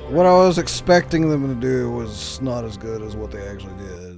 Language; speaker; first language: English; native; English